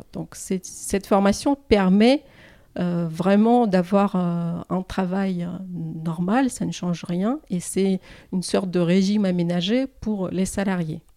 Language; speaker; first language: French; non-native, fluent; Russian